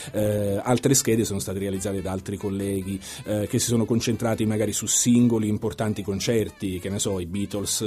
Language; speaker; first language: Italian; native; Italian